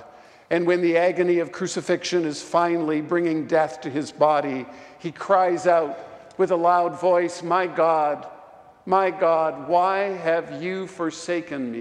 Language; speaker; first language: English; native; English